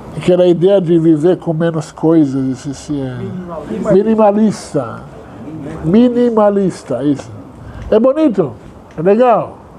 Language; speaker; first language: Portuguese; non-native, fluent; Hebrew